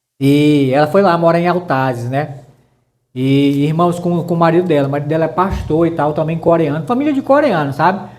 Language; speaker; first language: Portuguese; native; Portuguese